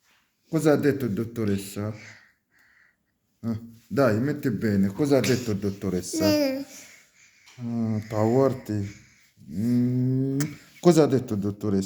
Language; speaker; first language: Italian; non-native, learner; Arabic